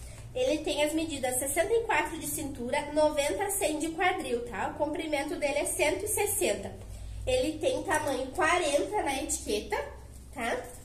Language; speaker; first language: Portuguese; native; Portuguese